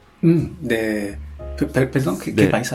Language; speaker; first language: Spanish; non-native, fluent; Japanese